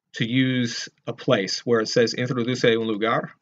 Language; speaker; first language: English; native; English